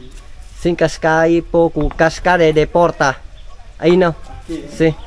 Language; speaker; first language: Portuguese; non-native, learner; Vietnamese